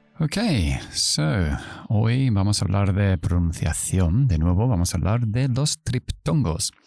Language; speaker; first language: Spanish; non-native, fluent; English